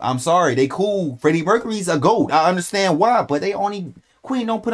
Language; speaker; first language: English; native; English